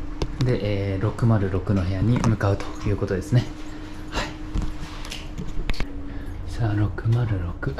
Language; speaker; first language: Japanese; native; Japanese